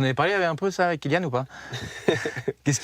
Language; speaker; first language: French; native; French